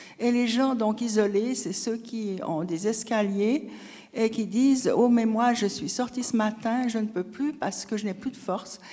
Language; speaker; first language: French; native; French